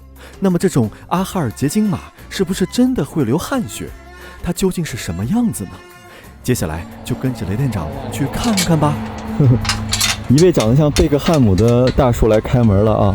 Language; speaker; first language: Chinese; native; Chinese